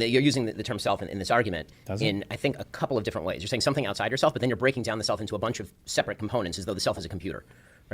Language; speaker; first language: English; native; English